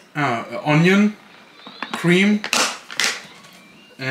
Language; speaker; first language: English; non-native, fluent; German